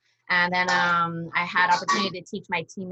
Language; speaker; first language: English; early bilingual, other home language; Spanish